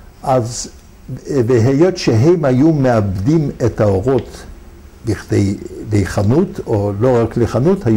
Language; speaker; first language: Hebrew; non-native, fluent; Yiddish